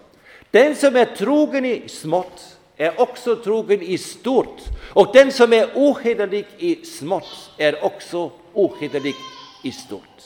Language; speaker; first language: Swedish; non-native, fluent; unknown